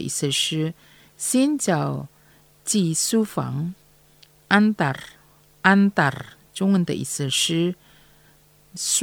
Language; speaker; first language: Chinese; non-native, fluent; Indonesian